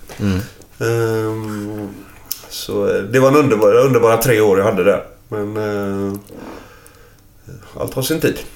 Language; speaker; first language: Swedish; native; Swedish